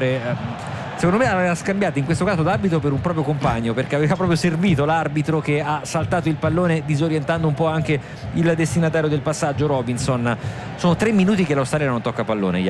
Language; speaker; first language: Italian; native; Italian